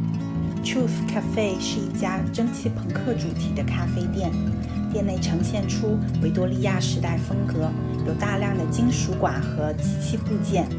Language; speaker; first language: Chinese; native; Chinese